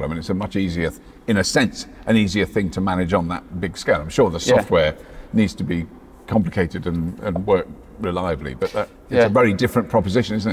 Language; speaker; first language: English; native; English